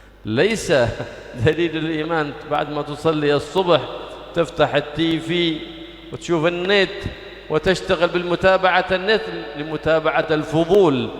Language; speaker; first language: Arabic; native; Arabic